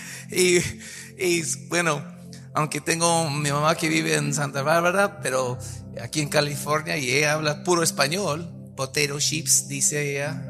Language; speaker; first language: Spanish; early bilingual, heritage; Spanish